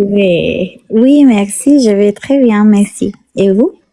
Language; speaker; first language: French; non-native, learner; Spanish